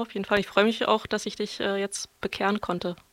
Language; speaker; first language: German; native; German